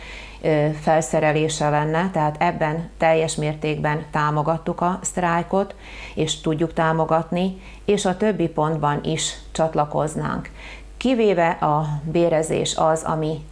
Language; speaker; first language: Hungarian; native; Hungarian